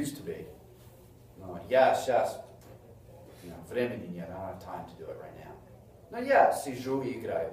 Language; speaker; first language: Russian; non-native, fluent; English